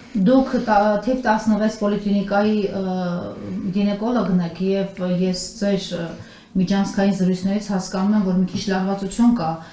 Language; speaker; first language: Armenian; native; Armenian